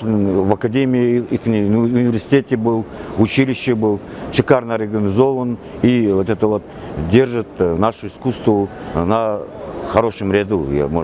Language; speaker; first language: Russian; non-native, fluent; Kazakh